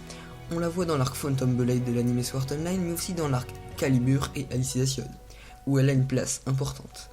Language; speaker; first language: French; native; French